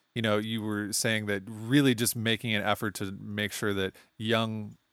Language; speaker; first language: English; native; English